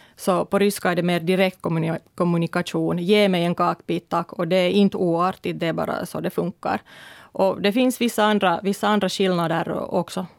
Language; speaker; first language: Swedish; early bilingual, other home language; Russian